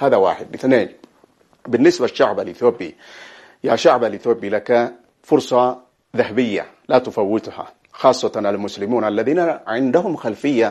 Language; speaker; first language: Arabic; non-native, fluent; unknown